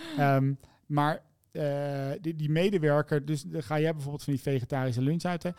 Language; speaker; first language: Dutch; native; Dutch